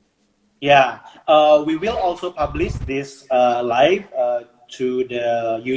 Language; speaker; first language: English; non-native, fluent; Indonesian